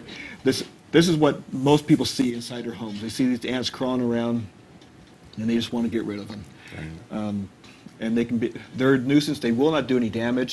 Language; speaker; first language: English; native; English